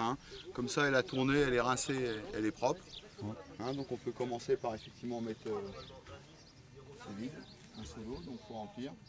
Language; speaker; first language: French; native; French